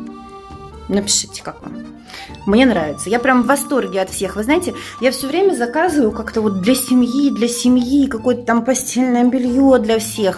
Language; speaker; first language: Russian; native; Russian